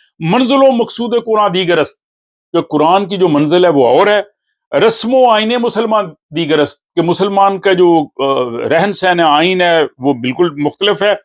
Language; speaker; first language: Urdu; native; Urdu